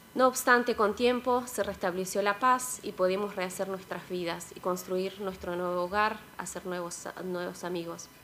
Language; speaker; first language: Spanish; non-native, fluent; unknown